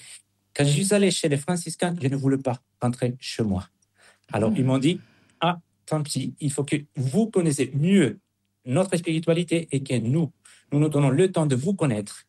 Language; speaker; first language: French; non-native, fluent; Spanish